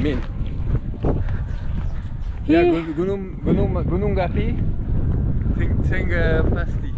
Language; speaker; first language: Indonesian; non-native, fluent; French